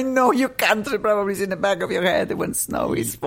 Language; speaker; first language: English; non-native, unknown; Russian